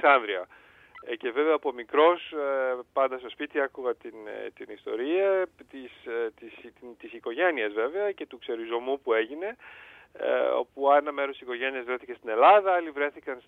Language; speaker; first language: Greek; early bilingual, heritage; Greek